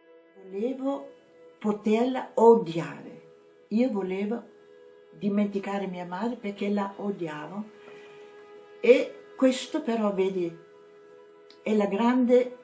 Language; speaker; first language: Italian; non-native, fluent; German